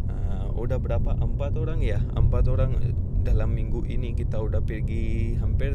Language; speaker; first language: Indonesian; non-native, fluent; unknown